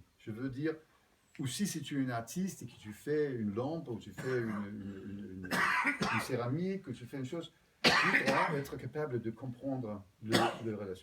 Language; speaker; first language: French; non-native, fluent; Danish